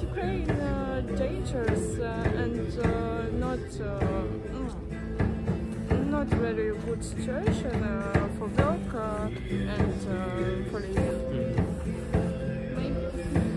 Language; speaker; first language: English; non-native, learner; Russian